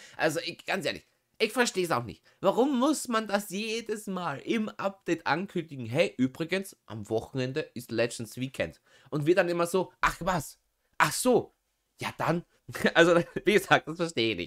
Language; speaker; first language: German; native; German